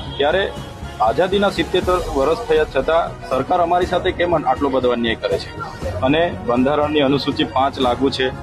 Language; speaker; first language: Gujarati; non-native, local second language; Vasavi